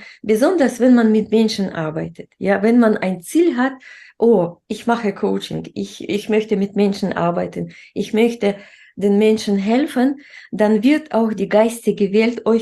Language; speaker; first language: German; non-native, fluent; Russian